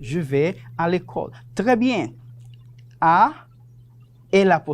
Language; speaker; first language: French; non-native, fluent; Spanish